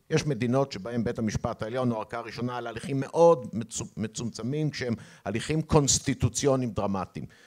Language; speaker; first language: Hebrew; native; Hebrew